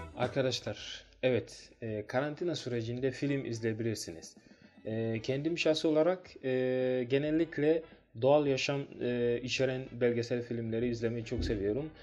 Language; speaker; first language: Turkish; non-native, fluent; Swahili